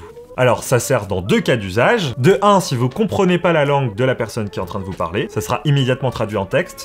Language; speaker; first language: French; native; French